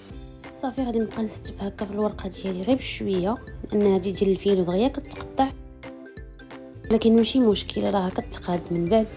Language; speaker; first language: Arabic; native; Arabic